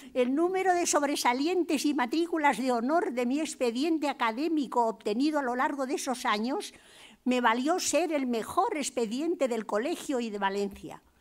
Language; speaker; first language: Spanish; native; Spanish